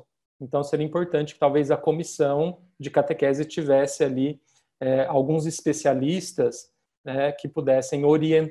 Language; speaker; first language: Portuguese; native; Portuguese